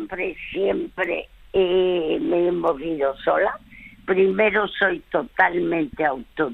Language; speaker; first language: Spanish; early bilingual, other home language; French